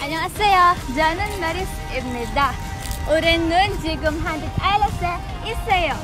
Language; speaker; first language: Korean; non-native, learner; Filipino